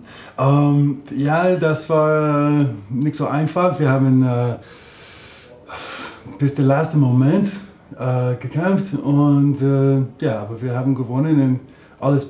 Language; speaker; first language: German; non-native, learner; English